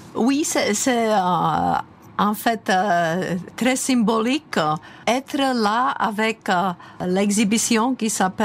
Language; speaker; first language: French; non-native, fluent; Czech